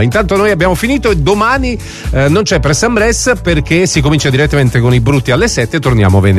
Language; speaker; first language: Italian; native; Italian